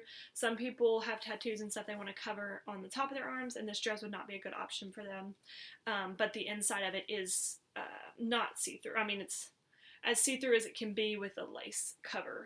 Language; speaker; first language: English; native; English